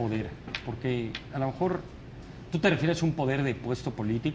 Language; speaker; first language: Spanish; native; Spanish